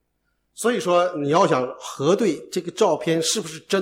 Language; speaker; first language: Chinese; native; Chinese